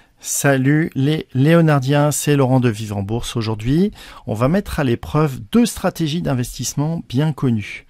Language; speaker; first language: French; native; French